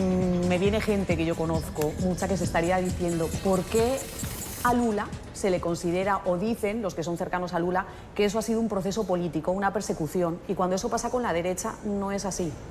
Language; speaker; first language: Spanish; native; Spanish